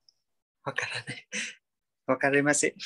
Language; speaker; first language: Japanese; non-native, learner; Vietnamese